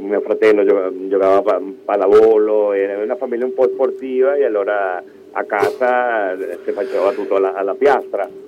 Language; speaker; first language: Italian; non-native, fluent; Spanish